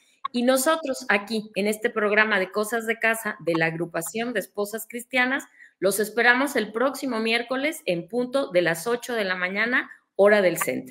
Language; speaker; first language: Spanish; native; Spanish